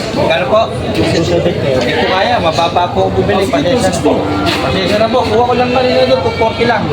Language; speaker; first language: Filipino; native; Filipino